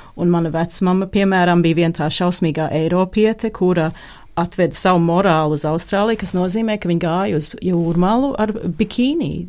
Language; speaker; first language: Latvian; early bilingual, heritage; Latvian